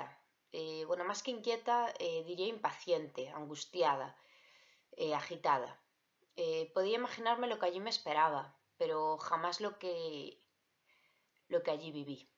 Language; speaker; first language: Spanish; native; Spanish